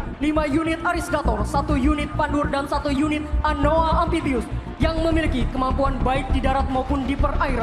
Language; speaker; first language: Indonesian; native; Indonesian